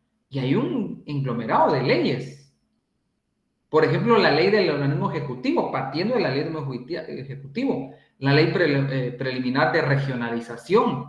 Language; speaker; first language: Spanish; native; Spanish